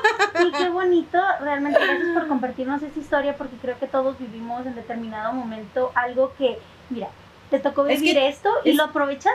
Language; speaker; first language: Spanish; native; Spanish